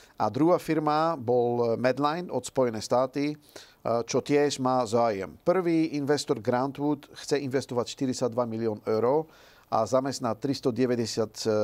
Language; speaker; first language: Slovak; non-native, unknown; Dutch